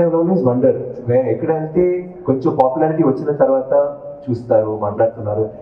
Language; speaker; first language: Telugu; non-native, learner; Tamil